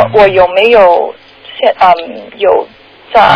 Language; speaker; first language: Chinese; early bilingual, heritage; Chinese